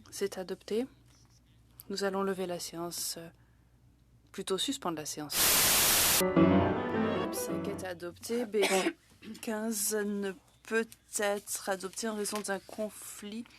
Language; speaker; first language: French; native; French